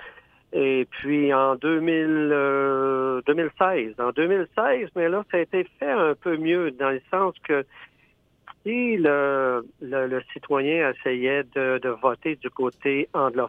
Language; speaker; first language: French; native; French